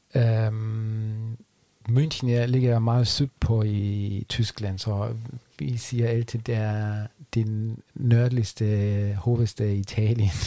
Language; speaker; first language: Danish; non-native, fluent; German